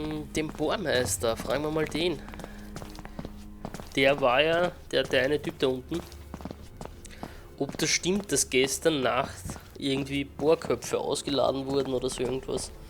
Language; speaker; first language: German; native; German